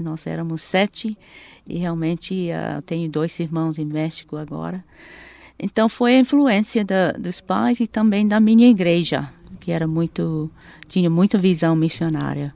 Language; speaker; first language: Portuguese; non-native, fluent; English